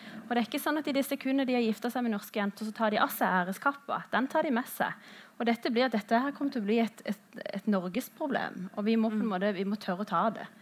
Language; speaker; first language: Norwegian; early bilingual, other home language; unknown